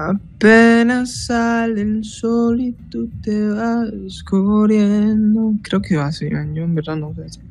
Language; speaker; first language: Spanish; early bilingual, heritage; English